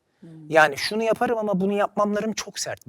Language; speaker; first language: Turkish; native; Turkish